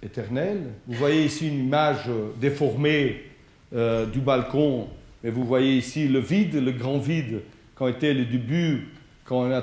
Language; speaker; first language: French; non-native, fluent; Portuguese